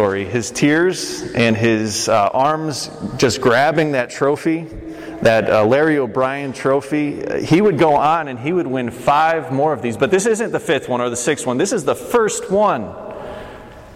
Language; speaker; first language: English; native; English